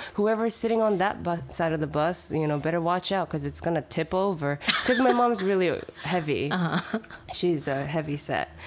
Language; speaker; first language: English; early bilingual, other home language; Chinese